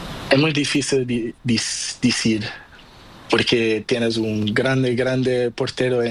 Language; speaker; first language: Spanish; non-native, learner; Portuguese